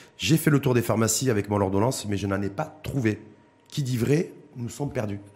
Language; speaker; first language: French; non-native, local second language; Arabic